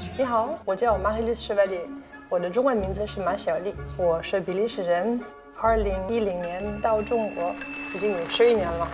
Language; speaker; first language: Chinese; non-native, fluent; French